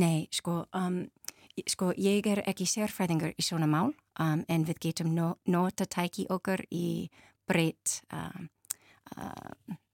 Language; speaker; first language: Icelandic; non-native, learner; English